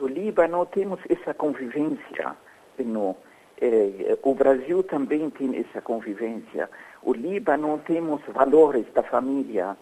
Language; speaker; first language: Portuguese; non-native, fluent; Arabic